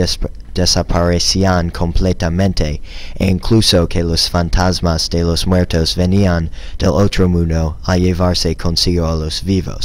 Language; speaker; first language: Spanish; non-native, learner; English